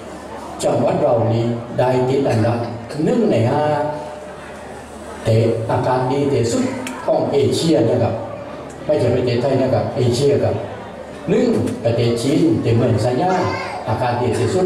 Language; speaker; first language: Thai; native; Thai